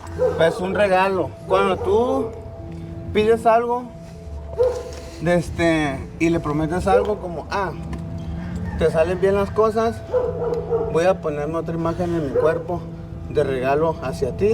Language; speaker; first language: Spanish; native; Spanish